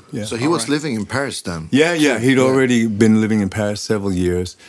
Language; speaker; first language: English; native; English